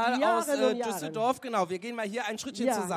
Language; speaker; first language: German; native; German